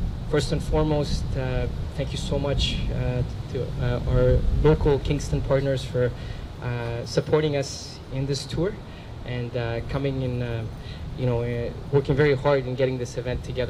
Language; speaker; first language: English; native; English